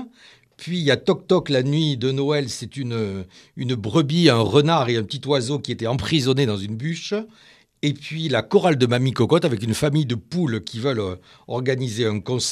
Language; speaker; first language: French; native; French